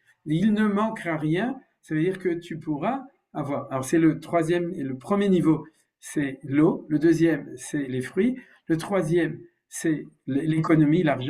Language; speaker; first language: French; native; French